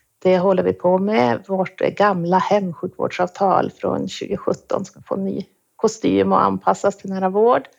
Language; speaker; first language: Swedish; native; Swedish